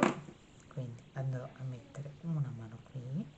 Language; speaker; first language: Italian; native; Italian